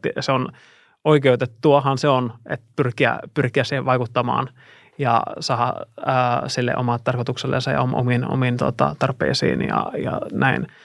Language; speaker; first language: Finnish; non-native, fluent; Russian